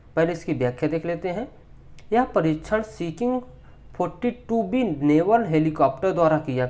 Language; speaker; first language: Hindi; native; Hindi